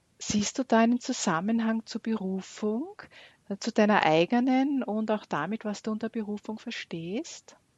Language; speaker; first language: German; native; German